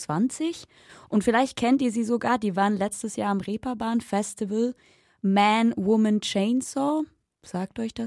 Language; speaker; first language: German; native; German